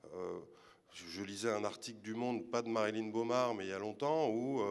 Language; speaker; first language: French; native; French